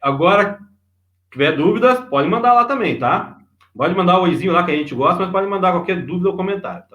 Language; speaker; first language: Portuguese; native; Portuguese